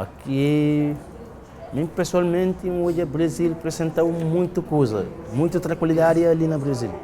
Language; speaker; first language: Portuguese; non-native, fluent; Haitian Creole